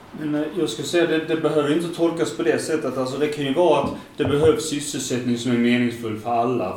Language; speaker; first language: Swedish; native; Swedish